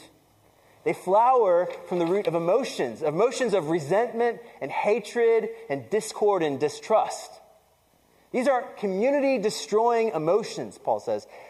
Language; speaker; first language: English; native; English